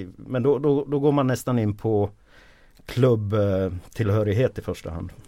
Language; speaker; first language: Swedish; early bilingual, other home language; Finnish